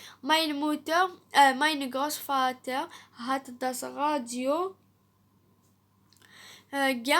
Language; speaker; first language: German; non-native, learner; Arabic